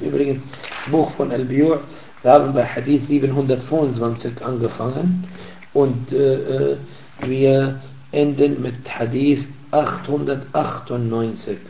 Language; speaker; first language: German; non-native, fluent; Arabic